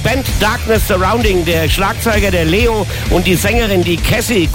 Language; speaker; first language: German; native; German